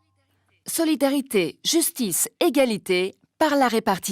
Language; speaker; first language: French; native; French